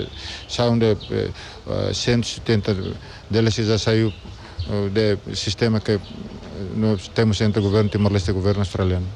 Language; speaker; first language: Portuguese; non-native, local second language; Tetum